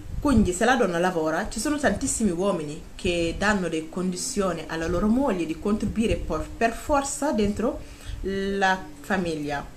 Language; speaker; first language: Italian; non-native, fluent; Wolof